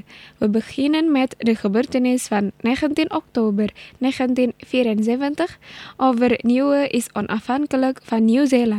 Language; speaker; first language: Dutch; non-native, learner; Indonesian